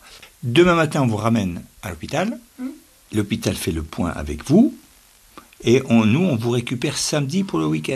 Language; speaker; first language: French; native; French